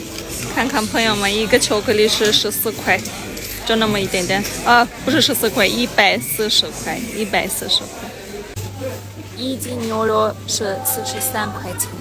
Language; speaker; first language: Chinese; non-native, fluent; Armenian